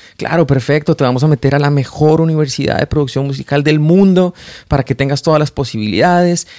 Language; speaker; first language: Spanish; native; Spanish